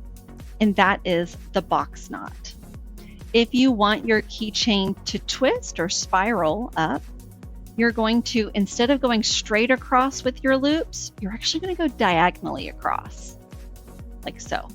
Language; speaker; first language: English; native; English